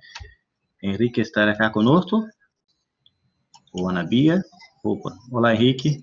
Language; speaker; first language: Spanish; non-native, learner; Portuguese